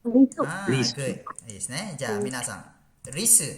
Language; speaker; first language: Japanese; non-native, fluent; Malay